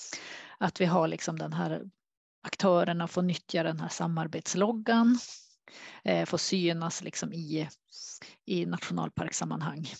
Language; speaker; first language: Swedish; native; Swedish